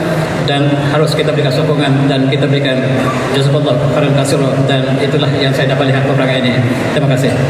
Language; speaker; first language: Malay; native; Malay